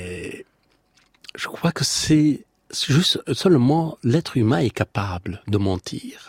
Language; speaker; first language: French; non-native, fluent; Persian